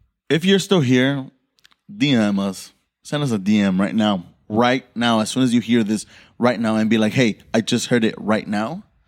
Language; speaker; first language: English; early bilingual, other home language; Spanish